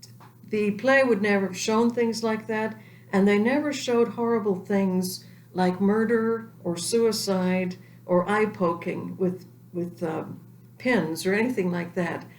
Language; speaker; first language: English; native; English